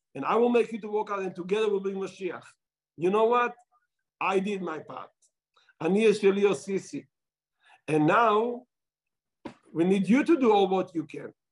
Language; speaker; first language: English; non-native, fluent; Hebrew